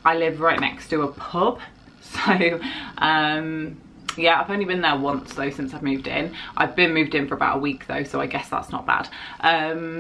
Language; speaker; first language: English; native; English